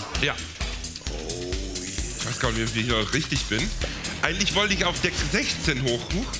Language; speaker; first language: German; native; German